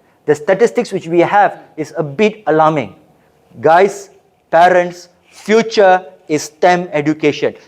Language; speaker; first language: English; non-native, local second language; Tamil